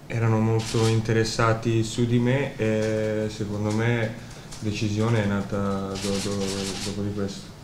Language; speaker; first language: Italian; non-native, learner; Croatian